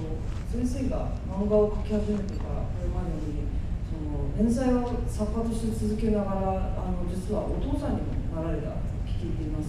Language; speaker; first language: Japanese; native; Japanese